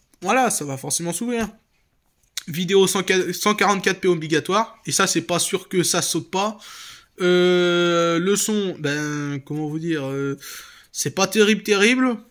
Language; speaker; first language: French; native; French